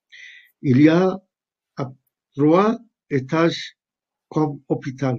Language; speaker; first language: French; non-native, fluent; Arabic